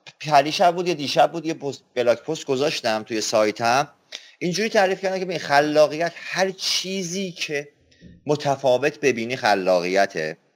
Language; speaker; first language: Persian; non-native, local second language; Azerbaijani